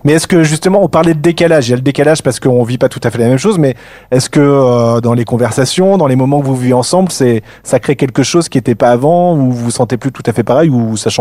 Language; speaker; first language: French; native; French